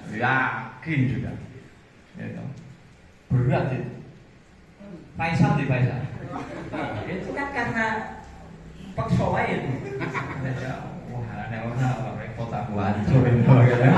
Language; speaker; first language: Indonesian; non-native, local second language; Javanese